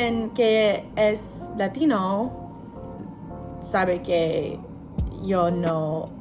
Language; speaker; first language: Spanish; non-native, learner; English